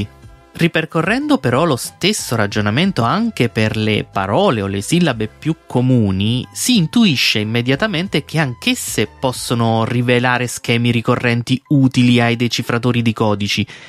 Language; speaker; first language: Italian; native; Italian